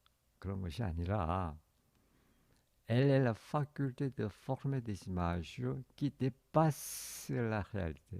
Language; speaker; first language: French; non-native, fluent; Korean